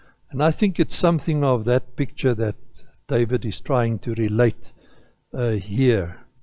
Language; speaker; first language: English; non-native, local second language; Afrikaans